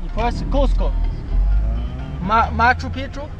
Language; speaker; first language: Spanish; non-native, learner; English